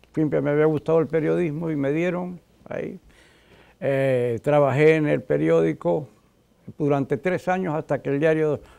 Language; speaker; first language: Spanish; native; Spanish